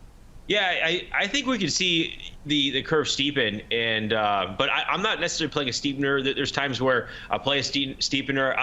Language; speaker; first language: English; native; English